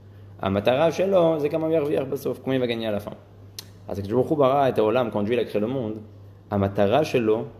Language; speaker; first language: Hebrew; non-native, fluent; French